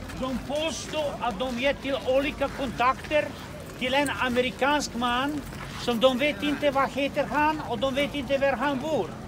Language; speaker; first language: Swedish; non-native, fluent; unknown